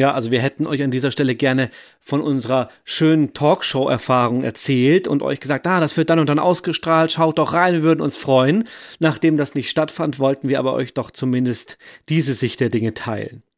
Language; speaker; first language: German; native; German